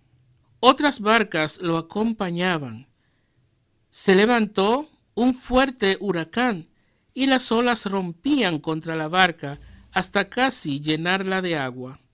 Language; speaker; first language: Spanish; native; Spanish